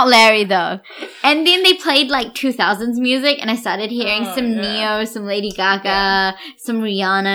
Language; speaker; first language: English; native; English